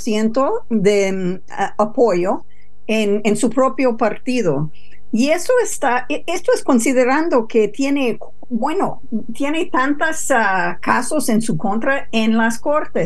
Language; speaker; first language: Spanish; non-native, fluent; English